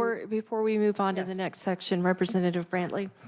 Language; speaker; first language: English; native; English